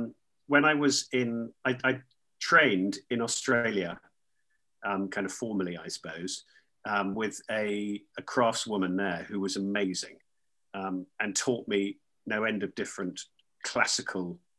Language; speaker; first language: English; native; English